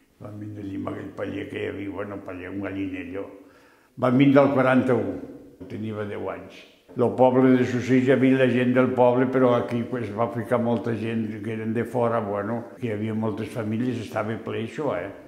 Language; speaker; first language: Catalan; non-native, local second language; Spanish